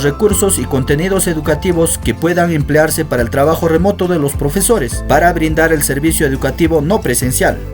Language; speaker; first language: Spanish; native; Spanish